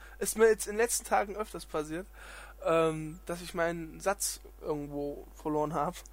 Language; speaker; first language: German; native; German